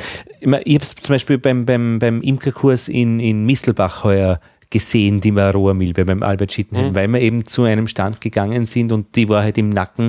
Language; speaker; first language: German; native; German